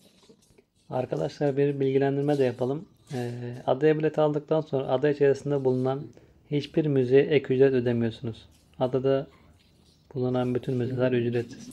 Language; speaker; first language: Turkish; native; Turkish